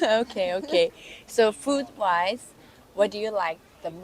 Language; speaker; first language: English; non-native, learner; Japanese